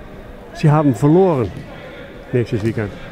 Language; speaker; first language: German; non-native, learner; Dutch